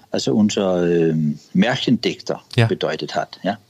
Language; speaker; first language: German; non-native, learner; Danish